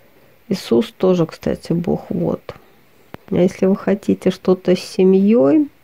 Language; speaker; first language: Russian; native; Russian